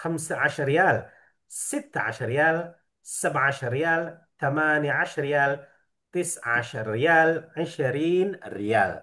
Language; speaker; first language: Arabic; non-native, fluent; Indonesian